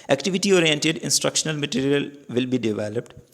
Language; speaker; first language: English; non-native, local second language; Urdu